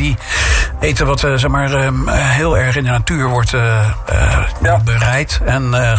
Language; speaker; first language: Dutch; native; Dutch